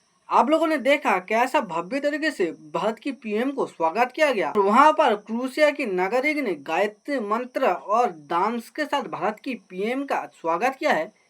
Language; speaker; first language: Hindi; native; Hindi